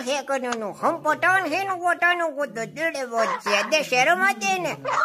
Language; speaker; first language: Hindi; non-native, local second language; Pashto